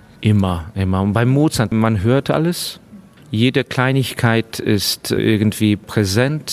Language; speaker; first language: German; non-native, fluent; Estonian